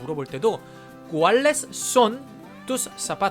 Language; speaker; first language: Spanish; non-native, fluent; Korean